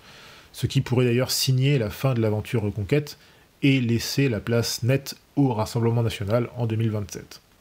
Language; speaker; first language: French; native; French